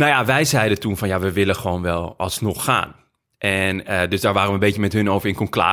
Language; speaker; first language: Dutch; native; Dutch